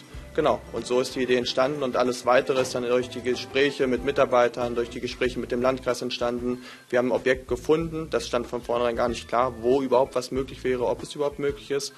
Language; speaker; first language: German; native; German